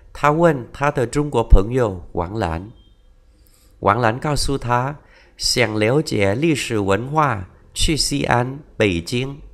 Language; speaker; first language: Chinese; non-native, fluent; Vietnamese